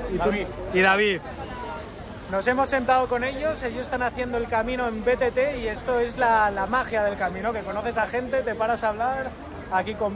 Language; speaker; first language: Spanish; native; Spanish